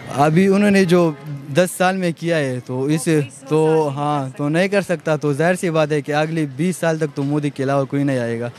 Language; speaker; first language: Urdu; non-native, local second language; Pashto